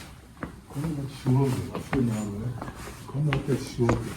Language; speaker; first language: German; non-native, local second language; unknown